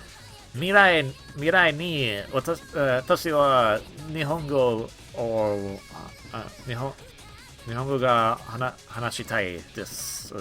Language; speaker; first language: Japanese; non-native, learner; English